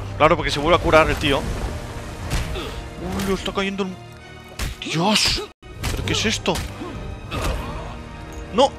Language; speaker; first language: Spanish; native; Spanish